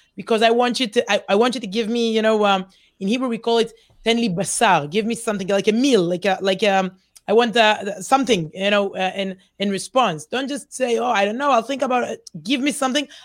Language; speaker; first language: English; non-native, fluent; Hebrew